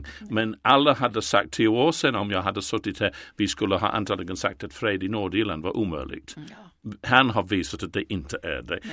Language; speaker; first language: Swedish; non-native, fluent; English